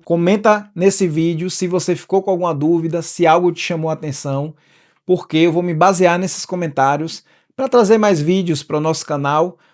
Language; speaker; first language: Portuguese; native; Portuguese